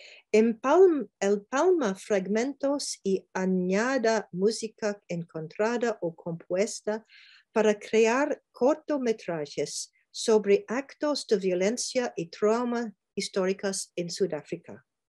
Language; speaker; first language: Spanish; non-native, learner; English